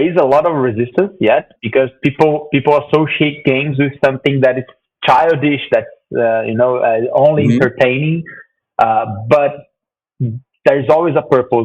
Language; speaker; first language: English; non-native, fluent; Portuguese